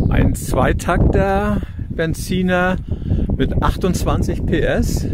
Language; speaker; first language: German; native; German